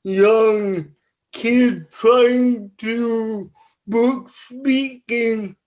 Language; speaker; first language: English; native; English